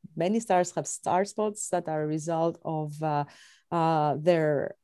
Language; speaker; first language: English; non-native, fluent; Greek